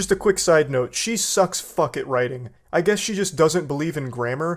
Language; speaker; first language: English; native; English